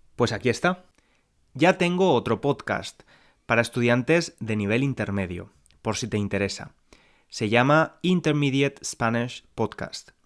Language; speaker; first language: Spanish; native; Spanish